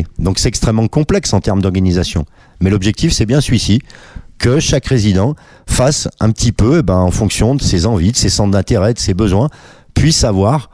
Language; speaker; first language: French; native; French